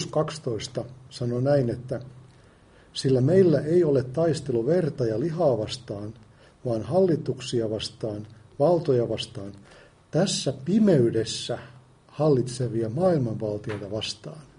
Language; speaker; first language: Finnish; native; Finnish